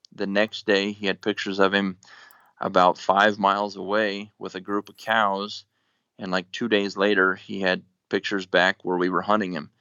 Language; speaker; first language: English; native; English